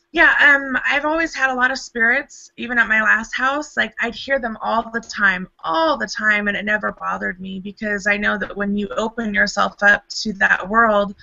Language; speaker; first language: English; native; English